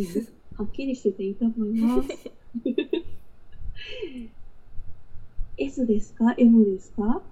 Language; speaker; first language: Japanese; native; Japanese